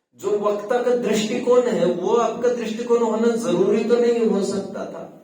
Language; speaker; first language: Hindi; native; Hindi